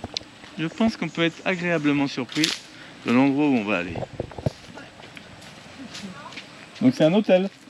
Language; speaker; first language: French; native; French